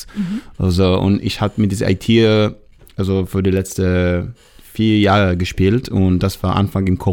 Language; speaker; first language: German; non-native, learner; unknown